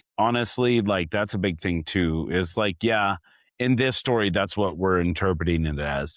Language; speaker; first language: English; native; English